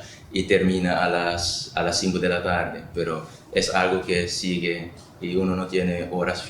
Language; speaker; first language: Spanish; non-native, local second language; Papiamento